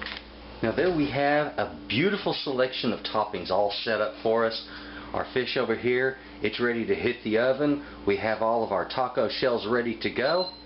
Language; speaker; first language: English; native; English